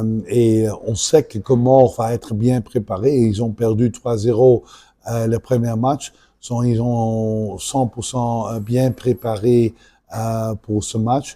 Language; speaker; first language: French; non-native, local second language; Dutch